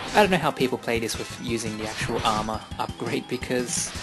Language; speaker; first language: English; native; English